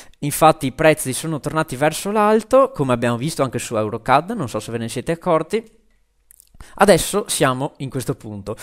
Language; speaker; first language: Italian; native; Italian